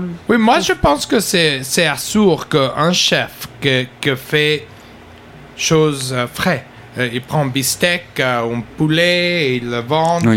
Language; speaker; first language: French; non-native, learner; English